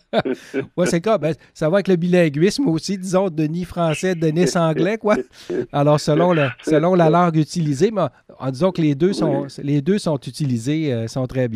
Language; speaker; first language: French; native; French